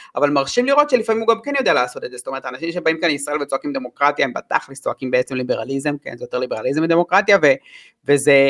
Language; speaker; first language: Hebrew; native; Hebrew